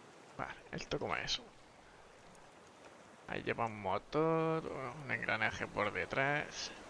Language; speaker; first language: Spanish; native; Spanish